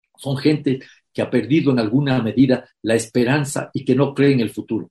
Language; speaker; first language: Spanish; native; Spanish